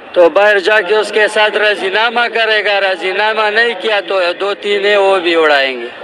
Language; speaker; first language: Urdu; non-native, local second language; Pashto